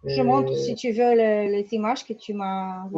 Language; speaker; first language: French; non-native, learner; Spanish